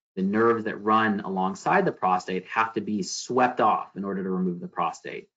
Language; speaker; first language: English; native; English